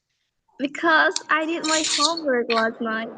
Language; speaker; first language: English; non-native, fluent; Indonesian